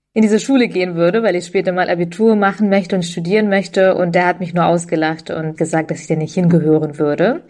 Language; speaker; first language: German; early bilingual, other home language; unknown